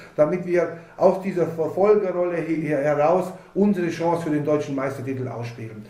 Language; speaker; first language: German; native; German